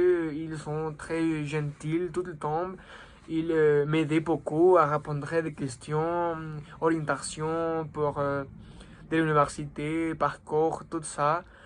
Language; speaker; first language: French; non-native, learner; Spanish